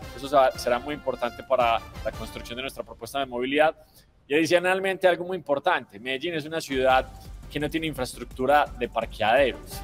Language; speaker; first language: Spanish; native; Spanish